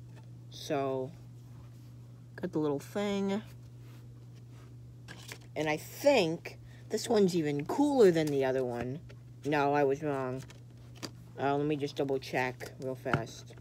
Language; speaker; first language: English; native; English